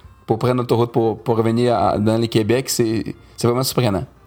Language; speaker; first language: French; non-native, fluent; Portuguese